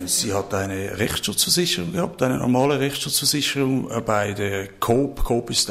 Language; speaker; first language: German; native; German